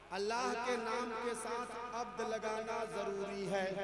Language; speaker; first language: Hindi; native; Hindi